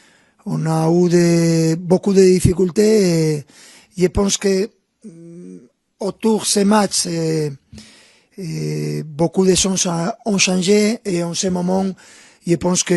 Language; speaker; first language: French; non-native, fluent; Spanish